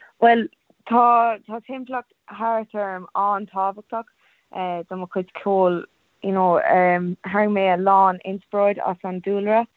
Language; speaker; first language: Irish; non-native, local second language; English